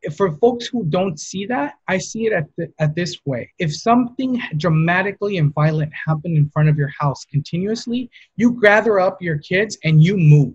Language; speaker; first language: English; native; English